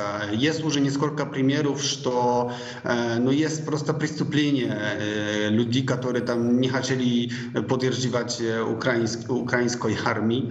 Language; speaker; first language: Russian; non-native, fluent; Polish